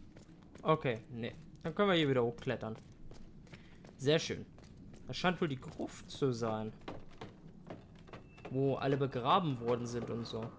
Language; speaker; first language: German; native; German